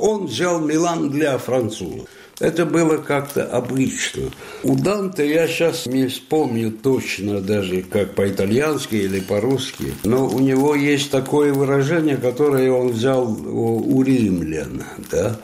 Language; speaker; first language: Russian; non-native, fluent; Italian